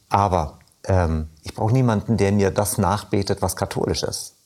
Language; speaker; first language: German; native; German